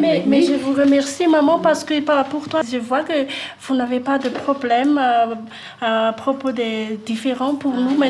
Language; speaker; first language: French; non-native, local second language; Malagasy